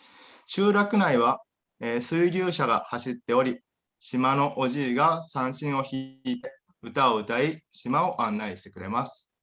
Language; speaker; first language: Japanese; native; Japanese